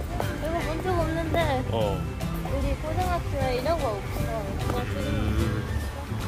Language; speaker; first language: Korean; non-native, learner; Dutch